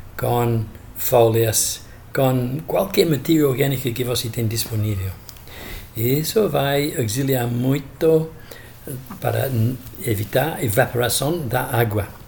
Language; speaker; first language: Portuguese; non-native, fluent; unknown